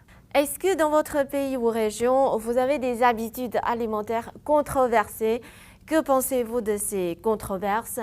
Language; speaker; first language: French; non-native, fluent; Chinese